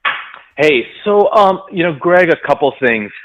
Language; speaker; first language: English; native; English